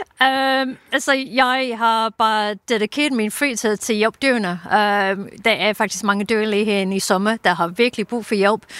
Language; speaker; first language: Danish; non-native, fluent; English